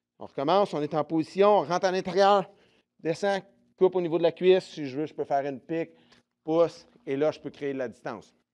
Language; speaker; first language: French; native; French